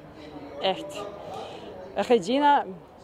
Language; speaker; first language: German; non-native, learner; Serbian